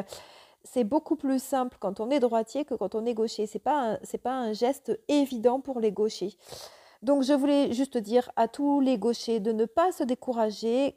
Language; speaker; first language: French; native; French